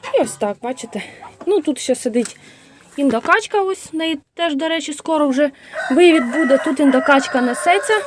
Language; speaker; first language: Ukrainian; non-native, local second language; Russian